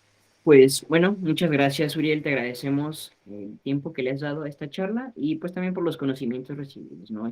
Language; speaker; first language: Spanish; native; Spanish